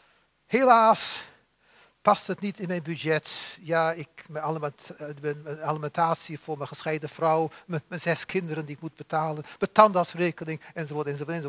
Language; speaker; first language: Dutch; native; Dutch